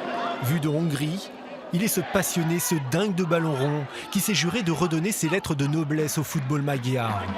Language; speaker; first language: French; native; French